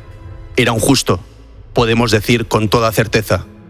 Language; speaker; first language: Spanish; native; Spanish